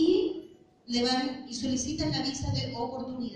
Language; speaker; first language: Spanish; native; Spanish